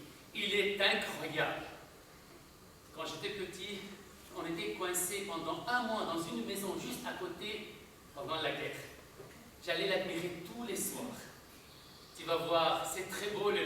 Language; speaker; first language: French; non-native, local second language; Arabic